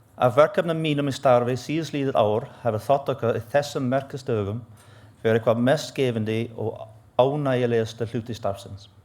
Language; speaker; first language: Icelandic; non-native, fluent; English